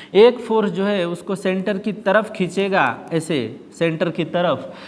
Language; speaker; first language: Hindi; non-native, local second language; Marathi